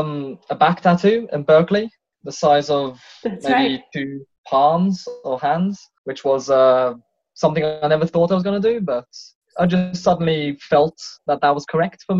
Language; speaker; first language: English; native; English